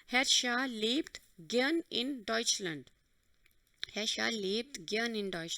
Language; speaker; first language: German; non-native, fluent; Hindi